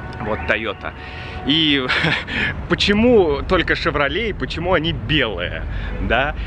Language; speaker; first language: Russian; native; Russian